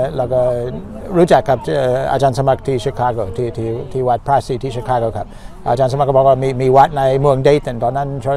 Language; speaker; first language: Thai; non-native, fluent; English